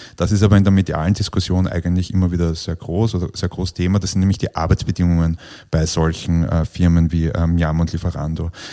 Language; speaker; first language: German; native; German